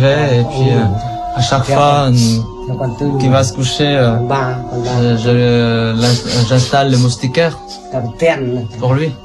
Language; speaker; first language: French; non-native, local second language; Vietnamese